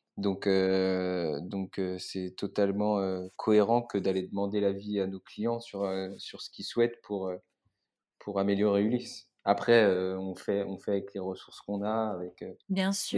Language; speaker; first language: French; native; French